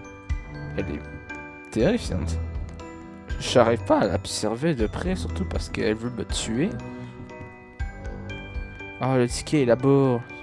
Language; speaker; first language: French; native; French